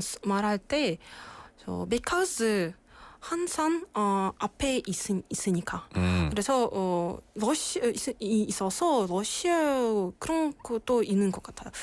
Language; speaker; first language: Korean; non-native, learner; Russian